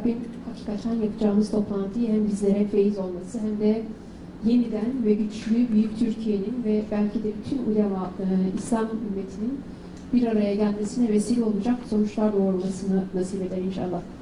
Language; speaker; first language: Turkish; native; Turkish